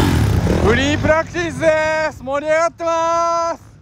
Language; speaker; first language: Japanese; native; Japanese